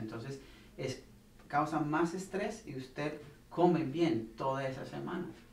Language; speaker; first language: Spanish; non-native, fluent; English